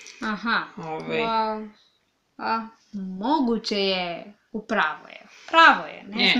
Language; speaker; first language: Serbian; non-native, learner; English